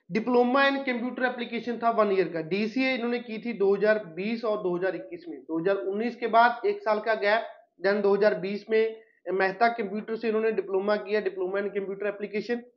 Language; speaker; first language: Hindi; non-native, local second language; Punjabi